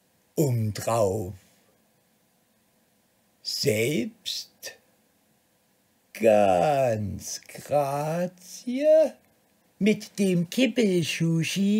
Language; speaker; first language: German; native; German